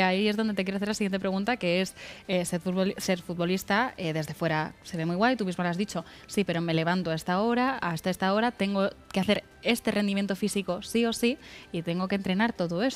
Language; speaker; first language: Spanish; native; Spanish